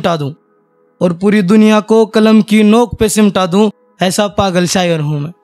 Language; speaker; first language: Hindi; non-native, local second language; Marathi